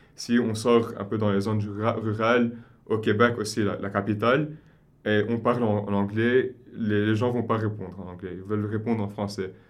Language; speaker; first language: French; non-native, local second language; Arabic